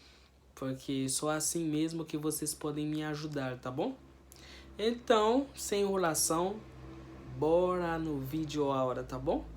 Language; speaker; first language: Portuguese; non-native, fluent; Haitian Creole